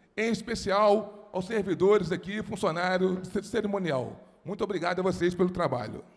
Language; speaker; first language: Portuguese; native; Portuguese